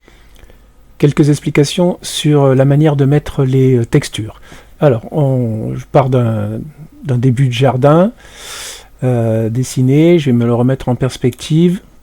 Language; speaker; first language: French; native; French